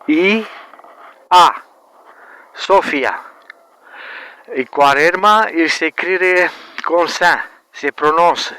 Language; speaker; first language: French; non-native, learner; Romanian